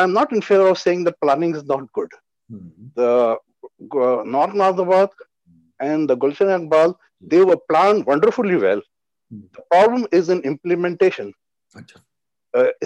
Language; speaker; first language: English; non-native, local second language; Urdu